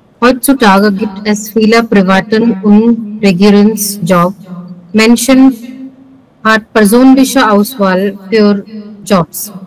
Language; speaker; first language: German; non-native, learner; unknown